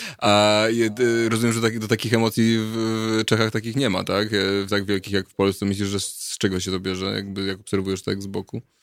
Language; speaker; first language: Polish; native; Polish